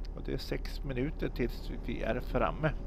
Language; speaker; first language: Swedish; native; Swedish